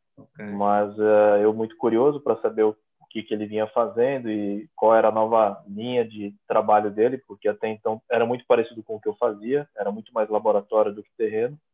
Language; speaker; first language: Portuguese; native; Portuguese